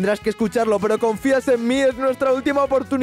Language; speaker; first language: Spanish; native; Spanish